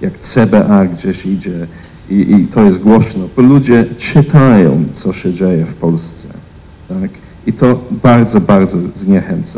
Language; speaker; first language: Polish; non-native, fluent; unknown